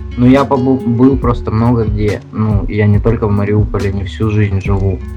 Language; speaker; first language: Russian; native; Russian